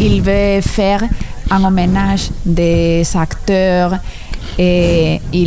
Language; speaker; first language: French; non-native, learner; Spanish